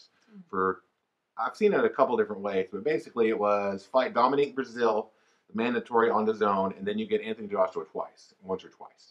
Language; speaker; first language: English; native; English